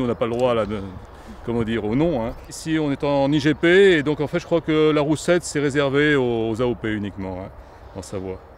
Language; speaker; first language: French; native; French